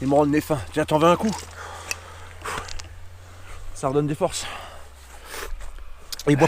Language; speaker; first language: French; native; French